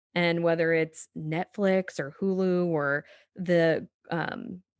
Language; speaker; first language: English; native; English